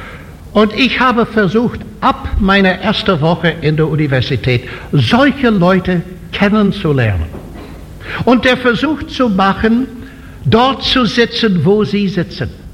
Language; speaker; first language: German; non-native, fluent; English